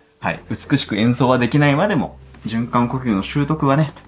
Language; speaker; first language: Japanese; native; Japanese